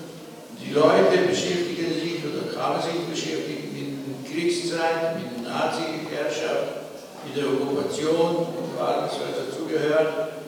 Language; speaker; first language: German; non-native, fluent; Slovenian